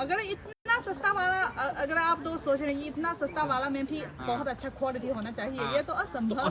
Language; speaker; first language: Hindi; non-native, fluent; Chinese